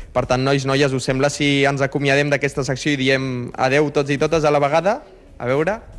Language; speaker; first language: Catalan; native; Catalan